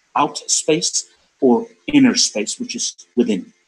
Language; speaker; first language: English; non-native, fluent; Persian